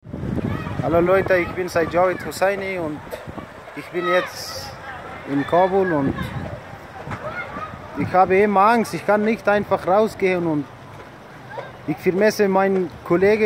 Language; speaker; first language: German; non-native, learner; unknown